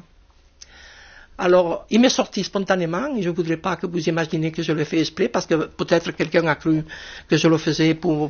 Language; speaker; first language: French; non-native, fluent; Spanish